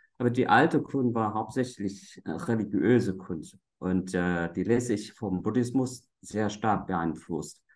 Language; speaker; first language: German; non-native, fluent; Vietnamese